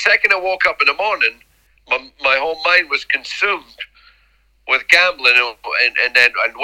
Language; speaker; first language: English; native; English